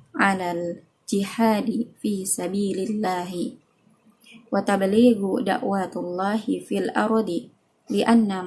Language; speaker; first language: Arabic; non-native, fluent; Indonesian